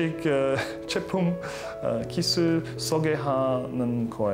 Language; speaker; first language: Korean; non-native, learner; Latvian